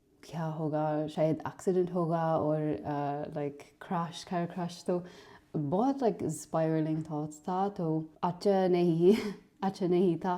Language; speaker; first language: Hindi; non-native, learner; English